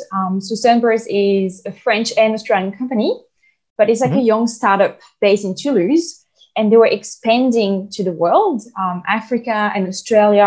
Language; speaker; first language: English; non-native, fluent; French